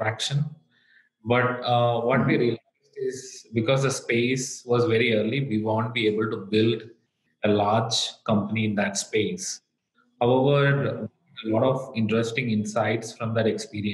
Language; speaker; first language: English; non-native, local second language; Malayalam